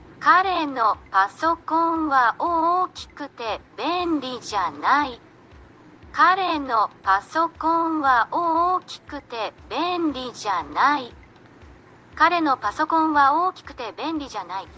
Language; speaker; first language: Japanese; non-native, learner; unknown